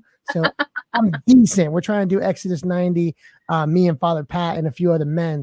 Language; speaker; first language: English; native; English